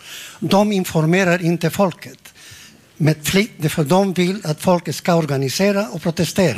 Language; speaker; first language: Swedish; non-native, learner; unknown